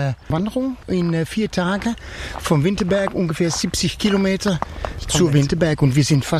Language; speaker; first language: German; non-native, learner; Dutch